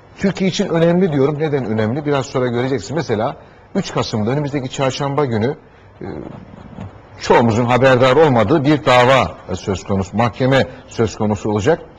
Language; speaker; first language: Turkish; native; Turkish